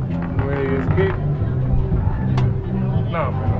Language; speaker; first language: Spanish; native; Spanish